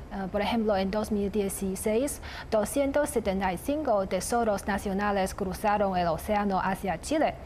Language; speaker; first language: Spanish; non-native, fluent; Chinese